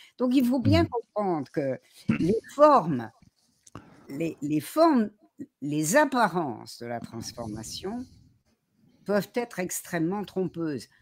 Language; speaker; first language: French; native; French